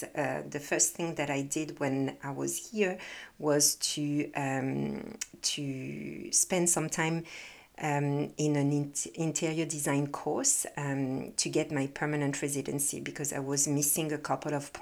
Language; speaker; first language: English; non-native, fluent; French